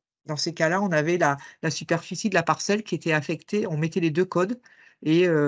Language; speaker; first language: French; native; French